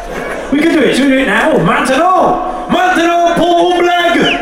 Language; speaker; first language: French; non-native, learner; English